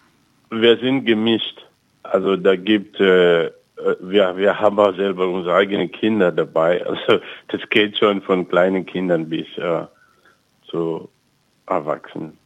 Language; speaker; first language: German; non-native, fluent; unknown